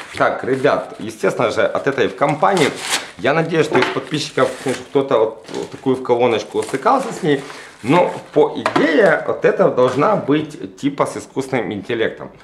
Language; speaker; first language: Russian; native; Russian